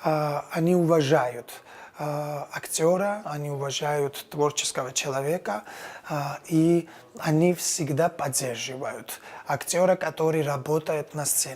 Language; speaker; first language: Russian; non-native, fluent; Georgian